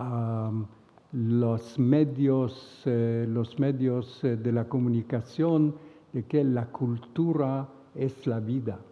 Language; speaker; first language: Spanish; non-native, fluent; Hebrew